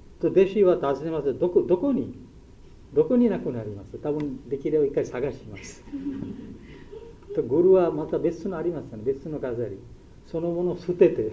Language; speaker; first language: Japanese; non-native, learner; Bangla